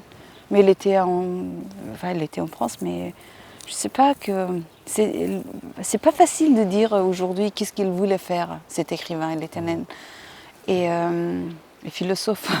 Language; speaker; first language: French; non-native, fluent; Persian